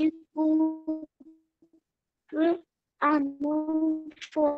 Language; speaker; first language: French; non-native, learner; Arabic